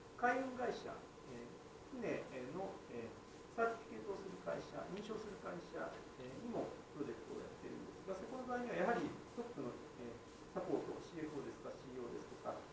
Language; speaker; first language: Japanese; native; Japanese